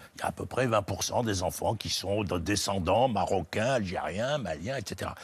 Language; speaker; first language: French; native; French